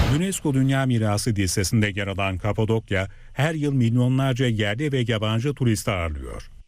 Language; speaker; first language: Turkish; native; Turkish